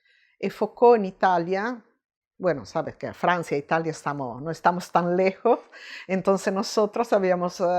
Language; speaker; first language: Spanish; non-native, fluent; Italian